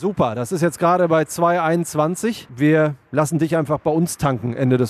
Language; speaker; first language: German; native; German